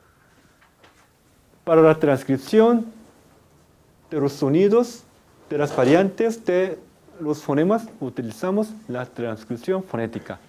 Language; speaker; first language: Spanish; non-native, fluent; Korean